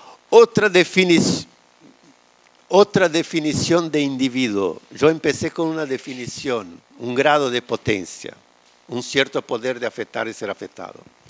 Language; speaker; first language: Spanish; non-native, fluent; Hungarian